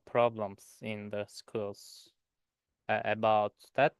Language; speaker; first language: English; non-native, learner; Turkish